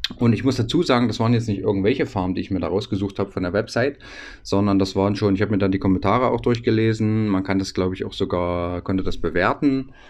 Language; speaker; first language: German; native; German